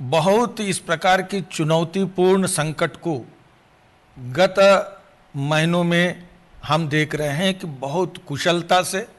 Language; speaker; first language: Hindi; non-native, local second language; Telugu